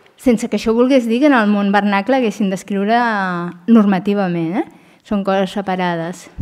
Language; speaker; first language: Catalan; native; Catalan